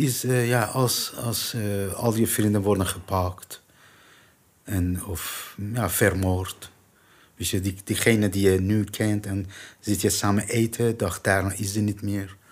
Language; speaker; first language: Dutch; non-native, learner; Persian